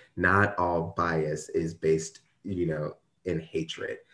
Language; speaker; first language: English; native; English